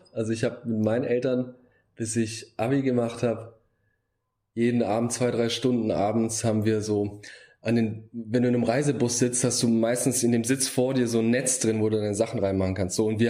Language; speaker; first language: German; early bilingual, other home language; Bosnian